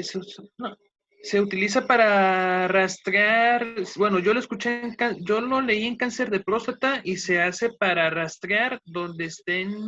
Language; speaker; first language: Spanish; native; Spanish